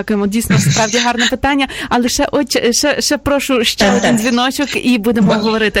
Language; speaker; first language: Ukrainian; native; Ukrainian